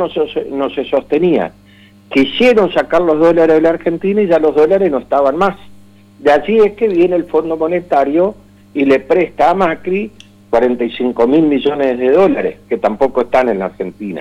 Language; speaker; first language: Spanish; native; Spanish